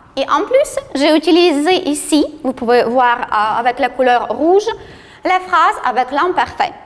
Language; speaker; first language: French; non-native, fluent; Ukrainian